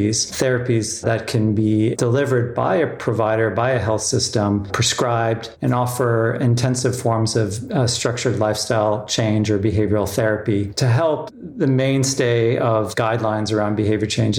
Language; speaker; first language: English; native; English